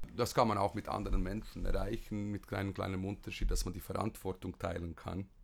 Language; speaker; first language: German; early bilingual, other home language; Bosnian